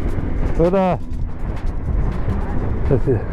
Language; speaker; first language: Spanish; non-native, learner; Persian